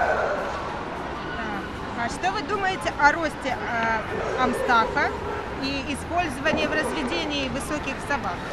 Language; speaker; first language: Russian; native; Russian